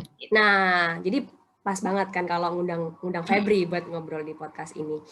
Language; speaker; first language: Indonesian; non-native, local second language; Javanese